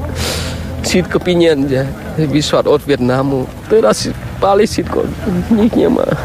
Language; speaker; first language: Polish; non-native, learner; Vietnamese